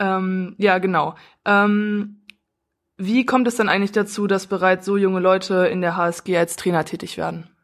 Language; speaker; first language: German; native; German